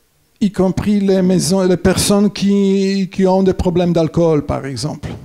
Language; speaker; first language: French; non-native, fluent; Polish